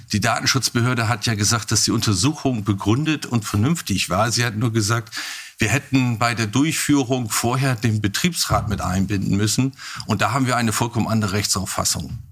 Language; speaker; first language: German; native; German